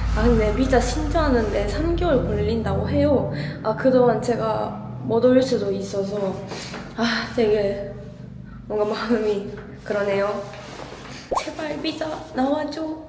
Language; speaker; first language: Korean; non-native, fluent; Japanese